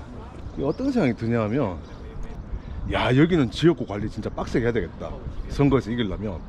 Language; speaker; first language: Korean; native; Korean